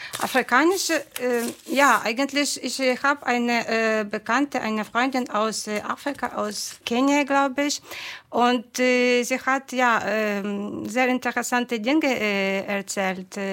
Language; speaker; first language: German; non-native, fluent; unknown